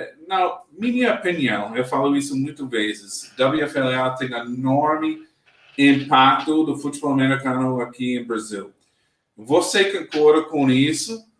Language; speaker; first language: Portuguese; non-native, learner; English